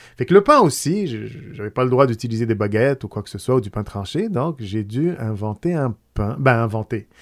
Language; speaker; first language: French; non-native, local second language; Arabic